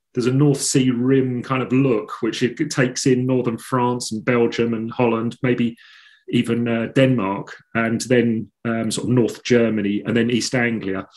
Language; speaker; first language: English; native; English